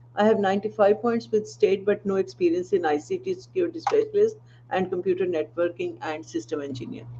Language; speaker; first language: English; non-native, local second language; Punjabi